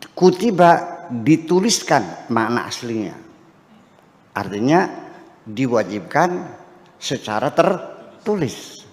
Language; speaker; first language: Indonesian; native; Indonesian